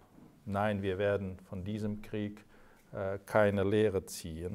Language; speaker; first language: German; non-native, fluent; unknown